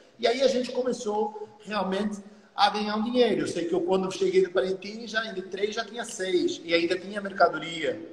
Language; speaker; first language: Portuguese; native; Portuguese